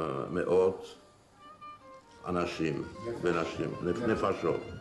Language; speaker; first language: Hebrew; non-native, fluent; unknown